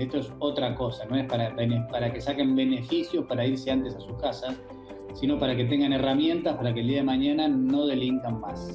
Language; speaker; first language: Spanish; native; Spanish